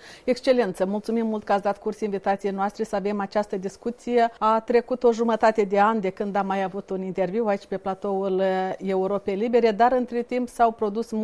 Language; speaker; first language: Romanian; native; Romanian